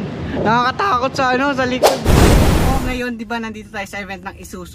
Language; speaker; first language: Filipino; native; Filipino